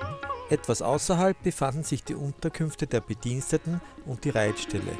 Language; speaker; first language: German; native; German